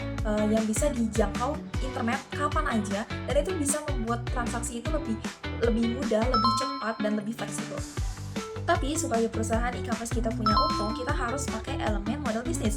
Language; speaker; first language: Indonesian; native; Indonesian